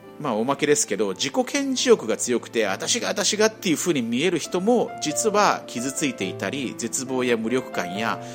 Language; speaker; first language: Japanese; native; Japanese